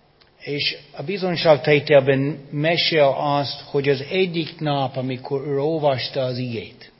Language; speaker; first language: Hungarian; non-native, fluent; English